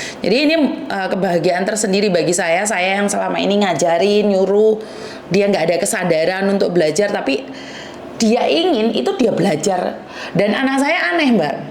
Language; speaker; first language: Indonesian; native; Indonesian